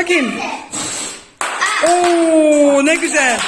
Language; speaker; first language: Turkish; non-native, fluent; Dutch